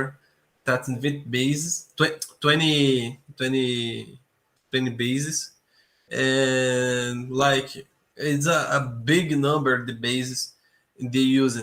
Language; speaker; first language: English; non-native, learner; Portuguese